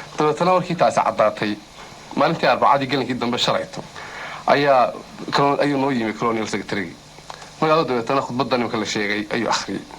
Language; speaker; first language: Somali; native; Somali